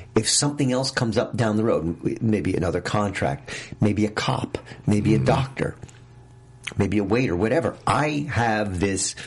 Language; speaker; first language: English; native; English